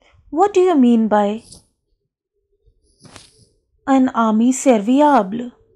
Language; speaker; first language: English; non-native, local second language; Hindi